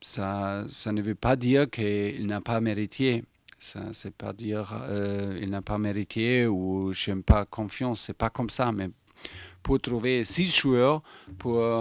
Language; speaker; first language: French; non-native, fluent; German